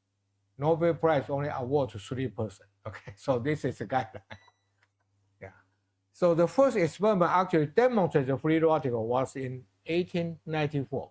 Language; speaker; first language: English; non-native, fluent; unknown